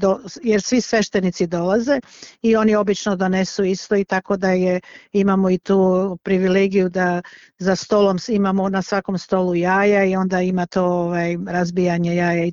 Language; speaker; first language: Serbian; early bilingual, other home language; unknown